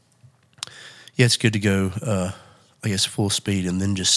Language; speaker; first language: English; native; English